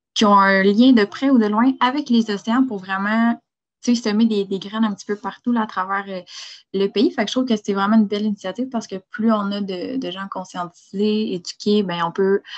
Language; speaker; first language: French; native; French